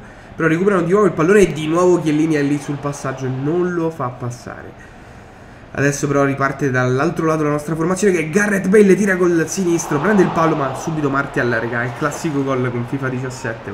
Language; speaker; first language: Italian; native; Italian